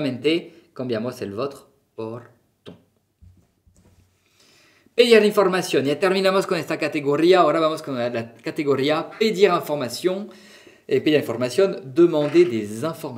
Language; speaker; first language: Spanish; non-native, fluent; French